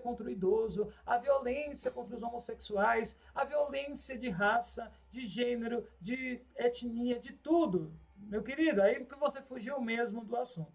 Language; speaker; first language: Portuguese; native; Portuguese